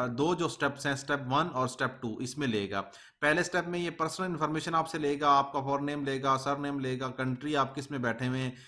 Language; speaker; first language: Urdu; native; Urdu